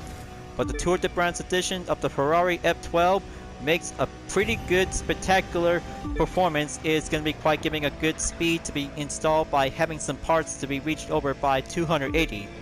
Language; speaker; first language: English; non-native, fluent; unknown